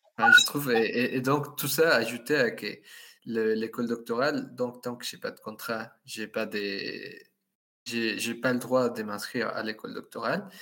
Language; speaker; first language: French; non-native, fluent; Spanish